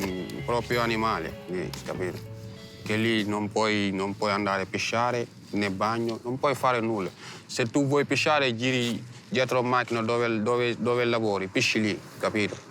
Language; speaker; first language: Italian; non-native, learner; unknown